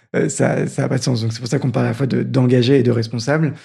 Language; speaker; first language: French; native; French